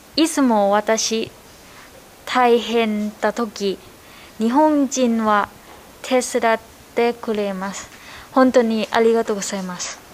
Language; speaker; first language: Japanese; non-native, learner; Thai